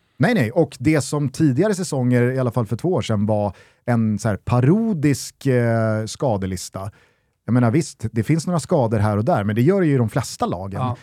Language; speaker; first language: Swedish; native; Swedish